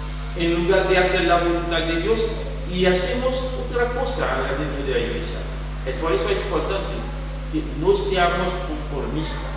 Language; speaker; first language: Spanish; non-native, fluent; French